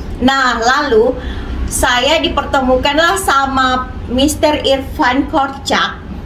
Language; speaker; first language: Indonesian; non-native, local second language; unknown